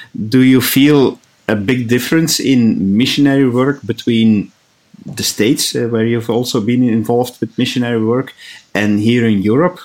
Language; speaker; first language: English; non-native, fluent; Dutch